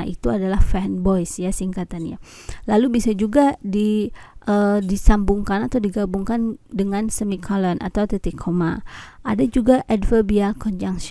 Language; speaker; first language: Indonesian; native; Indonesian